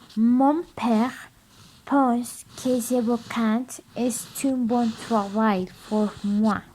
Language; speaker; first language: French; non-native, learner; Spanish